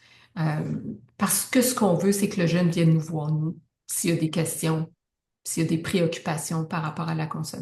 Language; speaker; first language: French; native; French